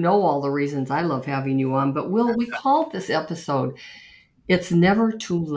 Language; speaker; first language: English; native; English